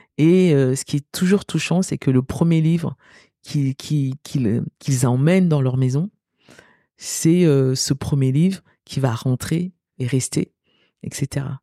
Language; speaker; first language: French; early bilingual, other home language; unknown